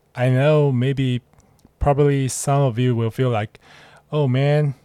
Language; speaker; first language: English; non-native, fluent; Chinese